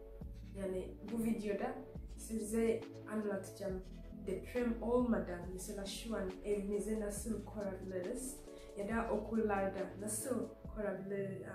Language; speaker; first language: Turkish; non-native, fluent; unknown